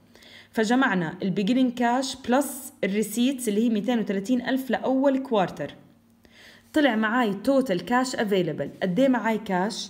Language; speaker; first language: Arabic; native; Arabic